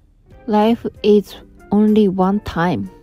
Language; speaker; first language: English; non-native, learner; Japanese